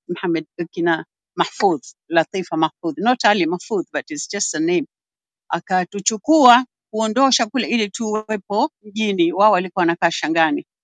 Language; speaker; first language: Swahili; native; Swahili